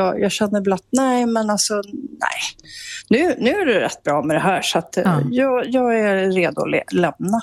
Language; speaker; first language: Swedish; native; Swedish